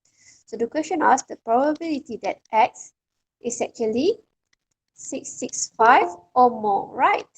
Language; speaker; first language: English; non-native, local second language; Malay